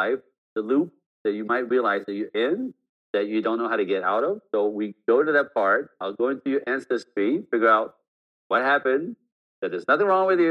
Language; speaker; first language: English; non-native, fluent; French